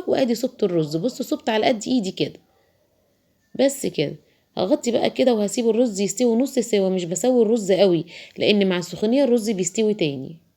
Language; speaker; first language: Arabic; native; Arabic